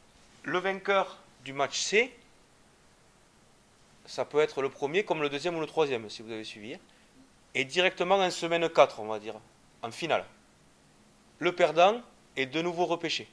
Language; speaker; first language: French; native; French